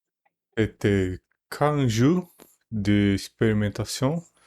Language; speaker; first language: French; non-native, learner; Portuguese